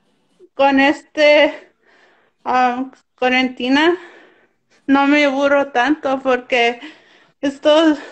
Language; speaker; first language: Spanish; early bilingual, heritage; Spanish